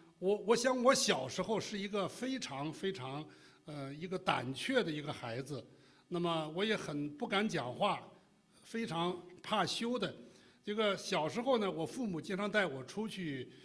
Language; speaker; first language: Chinese; native; Chinese